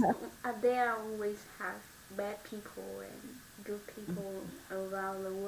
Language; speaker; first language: English; non-native, learner; Vietnamese